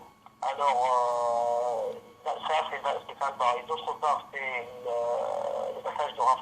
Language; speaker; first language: French; non-native, fluent; Arabic